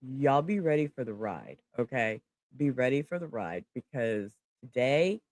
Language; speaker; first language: English; native; English